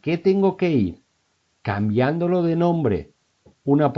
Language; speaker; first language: Spanish; native; Spanish